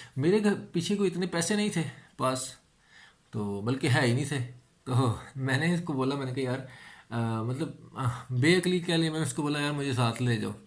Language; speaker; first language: Urdu; non-native, local second language; Punjabi